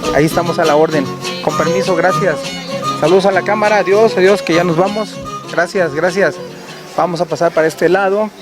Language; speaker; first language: Spanish; native; Spanish